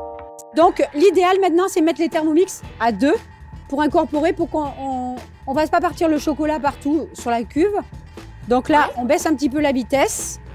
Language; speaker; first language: French; native; French